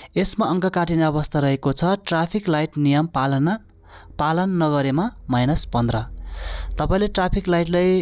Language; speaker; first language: Nepali; non-native, local second language; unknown